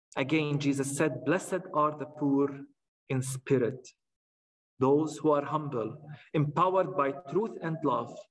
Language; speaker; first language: English; non-native, fluent; Arabic